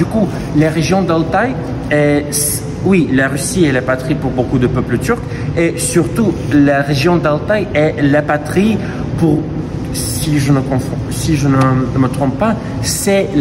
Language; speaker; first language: French; non-native, fluent; Russian